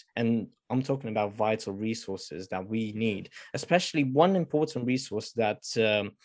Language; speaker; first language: English; non-native, fluent; Romanian